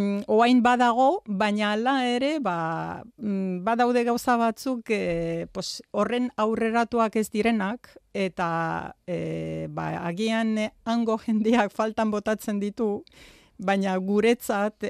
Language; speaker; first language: Basque; non-native, fluent; Romanian